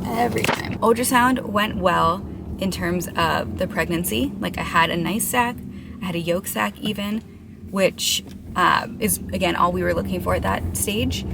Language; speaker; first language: English; native; English